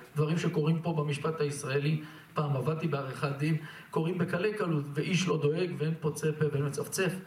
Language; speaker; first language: Hebrew; native; Hebrew